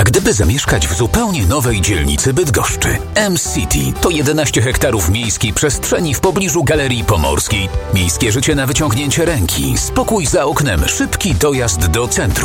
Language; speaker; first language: Polish; native; Polish